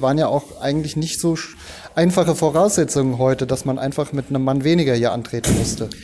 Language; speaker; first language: German; native; German